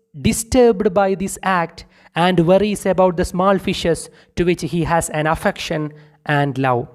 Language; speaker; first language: English; non-native, local second language; Malayalam